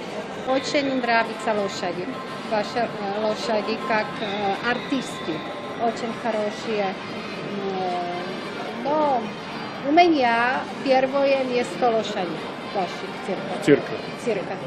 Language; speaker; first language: Russian; non-native, learner; Czech